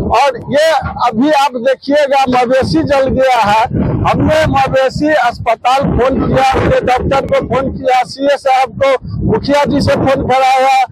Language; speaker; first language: Hindi; native; Hindi